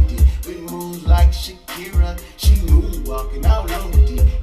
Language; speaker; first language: English; native; English